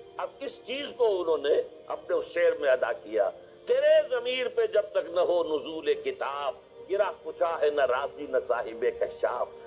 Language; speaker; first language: Urdu; native; Urdu